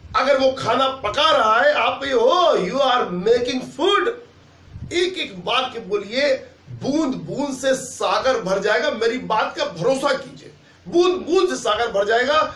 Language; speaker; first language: Hindi; native; Hindi